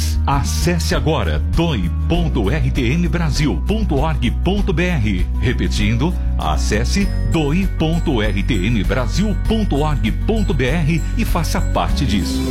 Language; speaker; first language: Portuguese; native; Portuguese